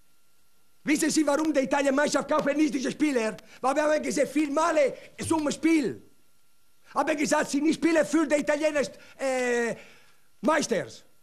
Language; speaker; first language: German; non-native, learner; Italian